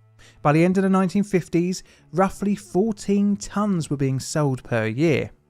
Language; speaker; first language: English; native; English